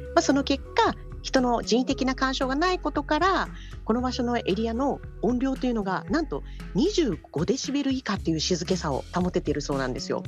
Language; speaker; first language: Japanese; native; Japanese